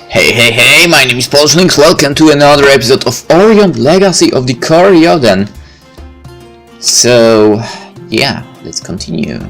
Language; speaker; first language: English; non-native, fluent; Polish